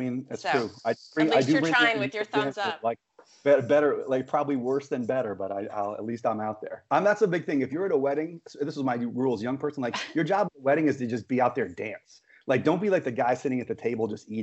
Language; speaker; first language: English; native; English